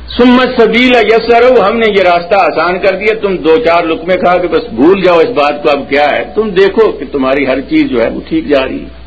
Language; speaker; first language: Urdu; non-native, local second language; Punjabi